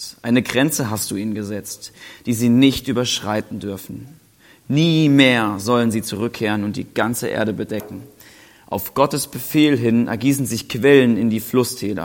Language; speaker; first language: German; native; German